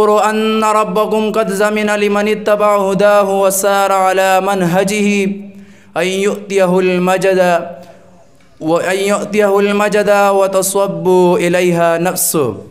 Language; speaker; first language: Arabic; non-native, fluent; Urdu